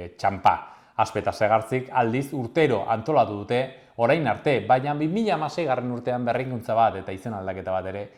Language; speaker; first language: Basque; native; Basque